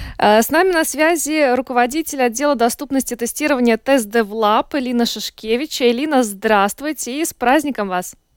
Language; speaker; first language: Russian; native; Russian